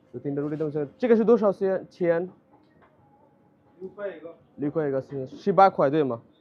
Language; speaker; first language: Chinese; non-native, learner; Bangla